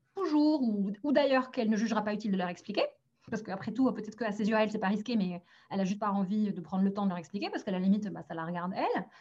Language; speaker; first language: French; early bilingual, other home language; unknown